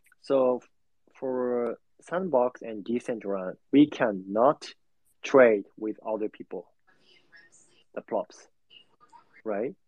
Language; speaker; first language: English; non-native, learner; Japanese